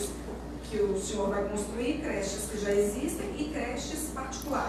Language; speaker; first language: Portuguese; native; Portuguese